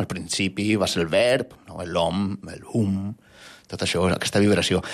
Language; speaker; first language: Catalan; native; Catalan